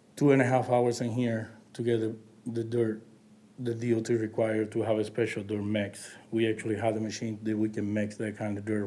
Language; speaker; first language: English; non-native, learner; Spanish